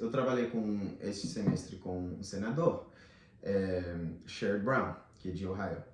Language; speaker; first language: Portuguese; non-native, fluent; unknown